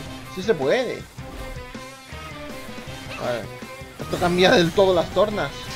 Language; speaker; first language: Spanish; native; Spanish